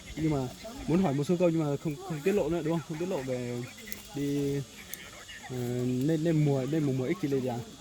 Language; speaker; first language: Vietnamese; non-native, local second language; Hmong